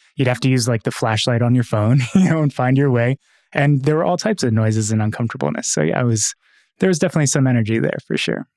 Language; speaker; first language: English; native; English